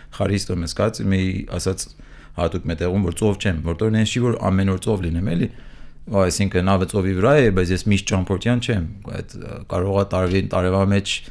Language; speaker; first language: Armenian; early bilingual, heritage; Armenian